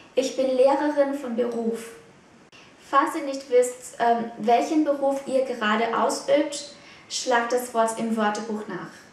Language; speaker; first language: German; non-native, fluent; Vietnamese